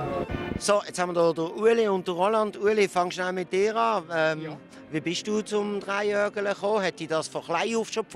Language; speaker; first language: German; native; German